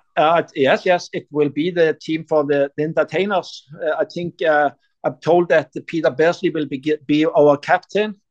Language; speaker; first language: English; non-native, learner; Norwegian